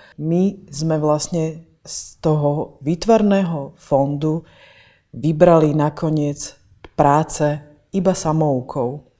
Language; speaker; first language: Slovak; native; Slovak